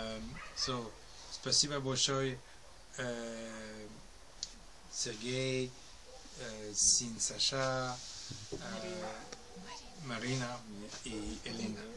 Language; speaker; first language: Russian; non-native, learner; English